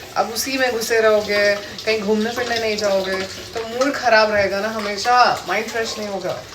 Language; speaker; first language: Hindi; native; Hindi